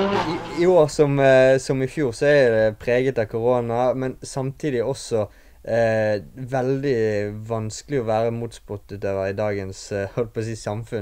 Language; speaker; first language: Norwegian; native; Norwegian